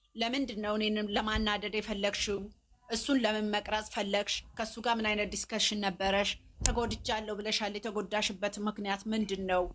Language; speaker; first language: Amharic; native; Amharic